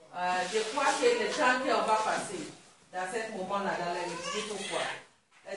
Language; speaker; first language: French; non-native, learner; Swahili